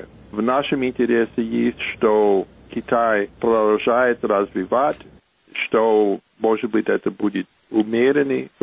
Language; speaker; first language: Russian; non-native, fluent; English